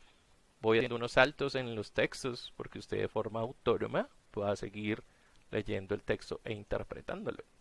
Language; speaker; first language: Spanish; native; Spanish